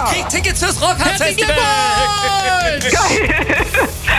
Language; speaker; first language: German; native; German